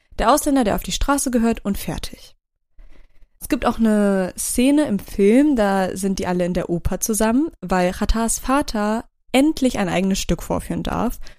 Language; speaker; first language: German; early bilingual, other home language; Turkish